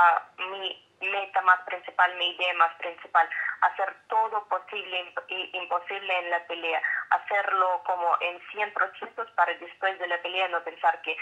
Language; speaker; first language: Spanish; non-native, fluent; Russian